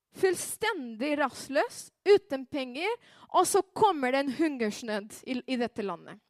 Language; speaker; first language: Norwegian; non-native, fluent; Spanish